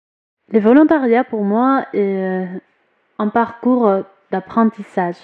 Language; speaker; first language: French; non-native, fluent; Greek